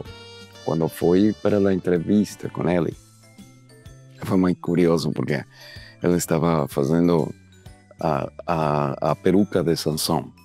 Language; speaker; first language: Portuguese; non-native, learner; Spanish